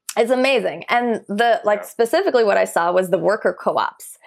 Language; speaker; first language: English; early bilingual, other home language; German